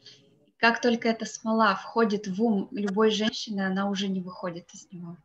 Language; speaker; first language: Russian; native; Russian